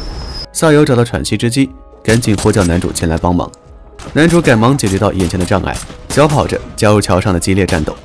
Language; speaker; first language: Chinese; native; Chinese